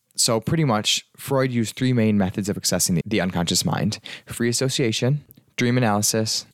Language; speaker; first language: English; early bilingual, other home language; Italian